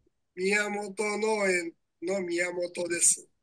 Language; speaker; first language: Japanese; non-native, fluent; Bangla